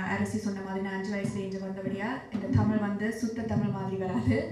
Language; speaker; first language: Tamil; early bilingual, heritage; Tamil